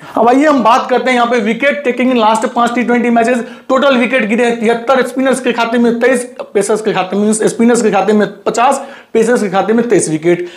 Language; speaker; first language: Hindi; native; Hindi